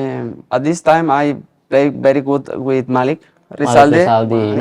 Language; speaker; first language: English; non-native, learner; Spanish